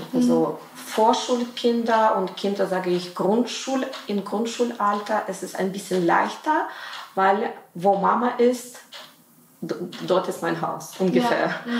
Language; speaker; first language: German; non-native, fluent; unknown